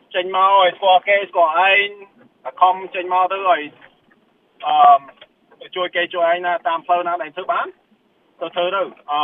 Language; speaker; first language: Khmer; early bilingual, heritage; Khmer